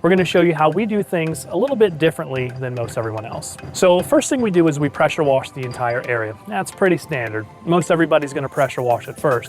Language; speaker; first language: English; native; English